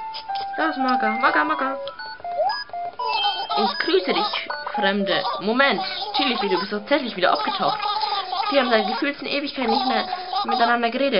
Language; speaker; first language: German; native; German